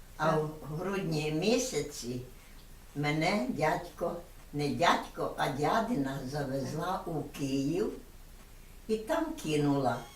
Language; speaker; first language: Ukrainian; native; Ukrainian